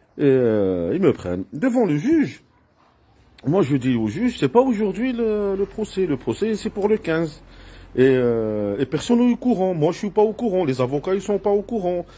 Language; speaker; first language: French; non-native, local second language; Arabic